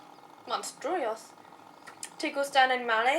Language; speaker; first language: Spanish; non-native, learner; English